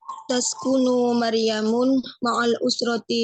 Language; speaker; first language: Arabic; non-native, learner; Indonesian